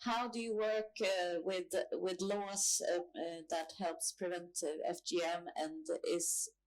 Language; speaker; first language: English; non-native, fluent; Swedish